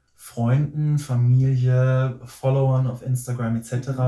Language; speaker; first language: German; native; German